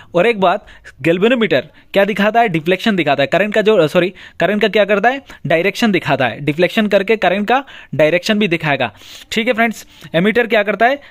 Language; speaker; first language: Hindi; non-native, local second language; Bangla